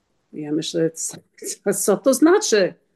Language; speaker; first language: Polish; non-native, learner; English